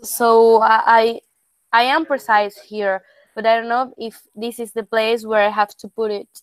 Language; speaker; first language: English; non-native, fluent; Italian